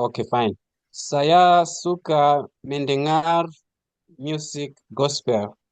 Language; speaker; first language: Indonesian; non-native, learner; Nyanja